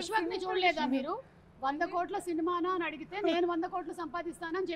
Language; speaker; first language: Telugu; native; Telugu